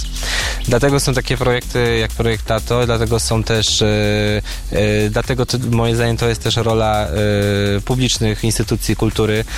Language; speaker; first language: Polish; native; Polish